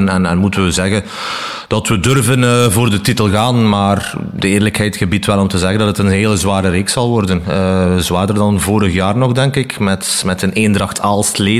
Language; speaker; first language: Dutch; native; Dutch